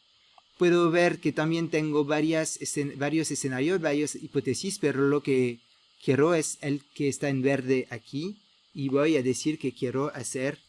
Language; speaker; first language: Spanish; non-native, fluent; French